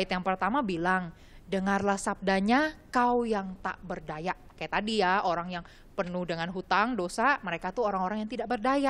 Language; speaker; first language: Indonesian; native; Indonesian